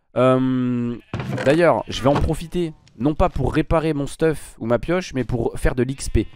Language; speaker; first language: French; native; French